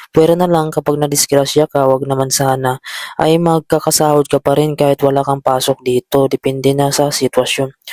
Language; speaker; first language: Filipino; native; Filipino